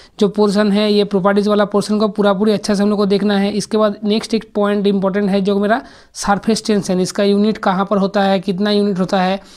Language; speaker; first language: Hindi; non-native, local second language; Bangla